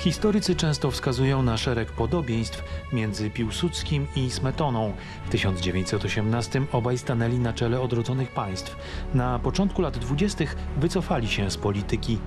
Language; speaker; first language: Polish; native; Polish